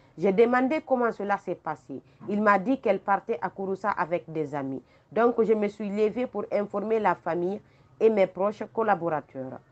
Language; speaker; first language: French; non-native, local second language; Fula